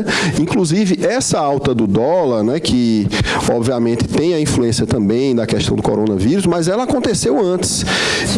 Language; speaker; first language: Portuguese; native; Portuguese